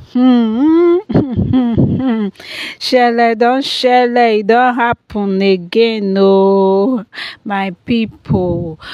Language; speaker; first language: Nigerian Pidgin; non-native, local second language; Yoruba